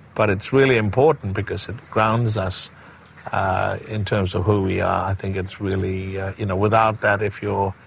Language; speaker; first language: English; native; English